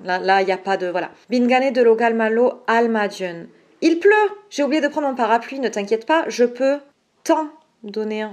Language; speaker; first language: French; native; French